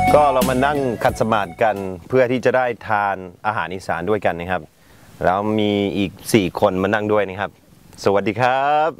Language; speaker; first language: Thai; non-native, fluent; English